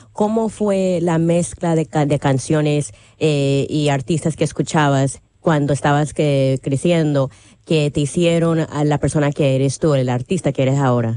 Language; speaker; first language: Spanish; early bilingual, heritage; Spanish